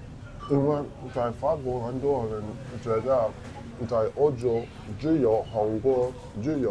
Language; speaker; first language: Chinese; non-native, learner; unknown